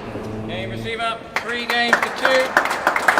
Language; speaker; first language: English; native; English